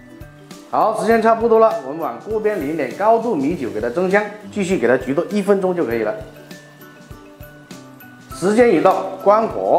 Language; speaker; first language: Chinese; non-native, local second language; Hakka Chinese